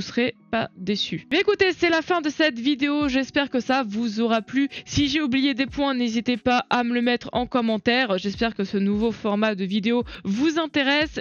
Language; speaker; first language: French; native; French